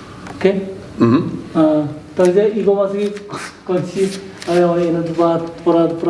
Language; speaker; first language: Czech; non-native, learner; Korean